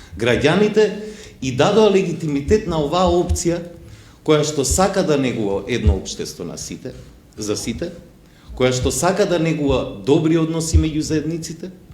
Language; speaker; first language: Macedonian; non-native, local second language; Albanian